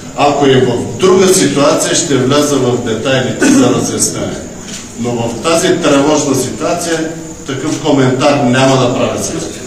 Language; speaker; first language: Bulgarian; non-native, local second language; Turkish